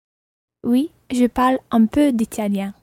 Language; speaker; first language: French; non-native, learner; English